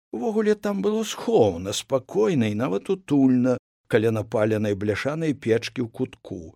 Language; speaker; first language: Belarusian; native; Belarusian